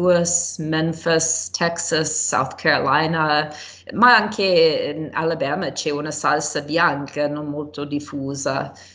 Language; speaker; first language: Italian; non-native, fluent; English